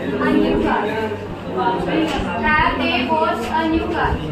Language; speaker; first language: English; non-native, learner; Hindi